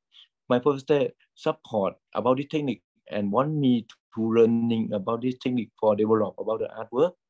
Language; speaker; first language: English; non-native, learner; Thai